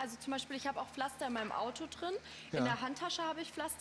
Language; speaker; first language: German; native; German